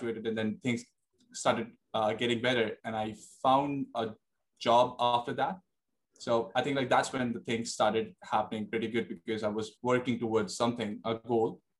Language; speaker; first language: English; non-native, local second language; Hindi